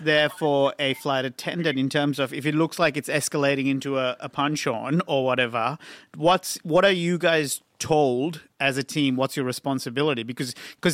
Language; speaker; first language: English; non-native, local second language; Sinhala